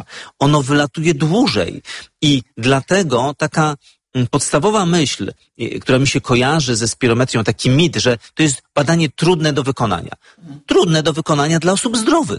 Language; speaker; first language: Polish; native; Polish